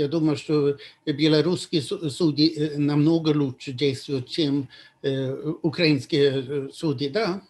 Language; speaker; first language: Russian; non-native, fluent; Swedish